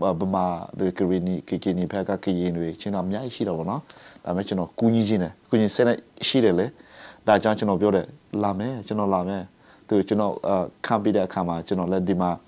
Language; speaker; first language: Burmese; non-native, local second language; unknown